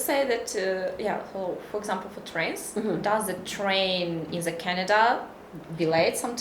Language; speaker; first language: English; non-native, fluent; Russian